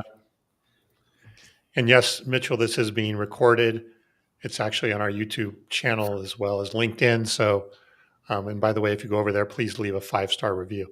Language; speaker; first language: English; native; English